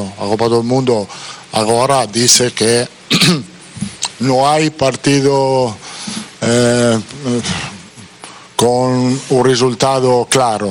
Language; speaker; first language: Portuguese; non-native, fluent; Italian